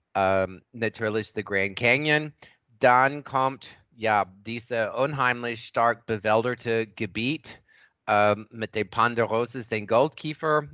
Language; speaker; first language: German; non-native, fluent; English